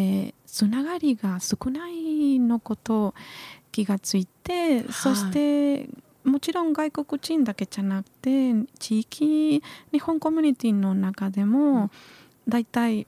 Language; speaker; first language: Japanese; non-native, learner; Spanish